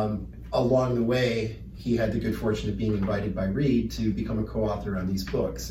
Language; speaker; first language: English; native; English